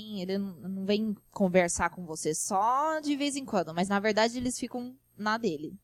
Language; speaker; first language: Portuguese; non-native, fluent; Spanish